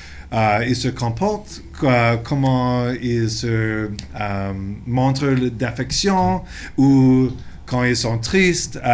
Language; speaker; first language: French; non-native, local second language; English